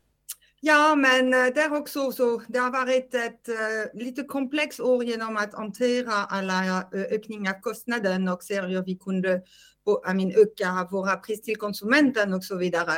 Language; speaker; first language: Swedish; non-native, fluent; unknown